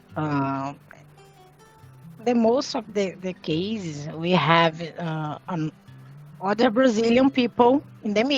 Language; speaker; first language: English; non-native, learner; Portuguese